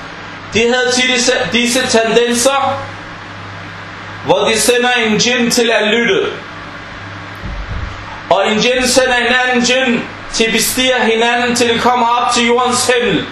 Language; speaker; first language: Danish; non-native, fluent; Arabic